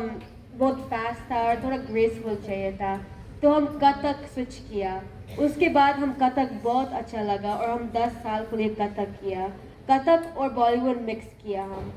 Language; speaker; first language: Hindi; non-native, learner; Gujarati